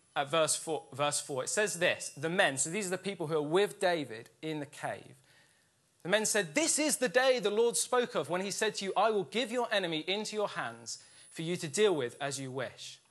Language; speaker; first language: English; native; English